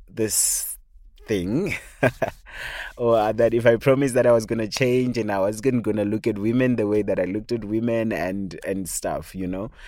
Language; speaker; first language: English; non-native, local second language; Shona